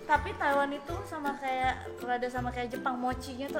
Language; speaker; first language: Indonesian; native; Indonesian